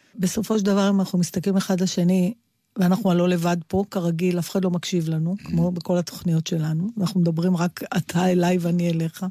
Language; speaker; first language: Hebrew; native; Hebrew